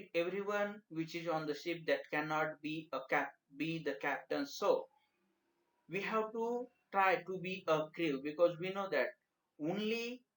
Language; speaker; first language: English; non-native, local second language; Marathi